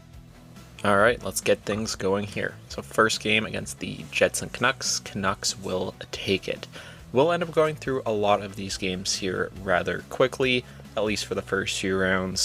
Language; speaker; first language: English; native; English